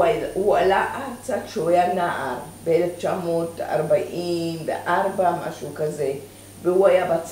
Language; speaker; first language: Hebrew; early bilingual, other home language; Persian